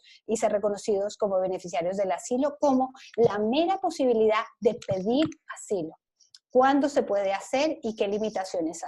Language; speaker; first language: Spanish; native; Spanish